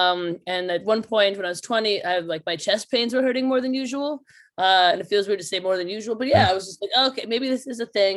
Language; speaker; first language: English; native; English